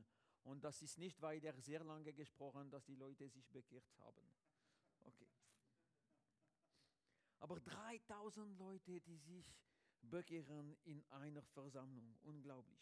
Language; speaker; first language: German; non-native, learner; French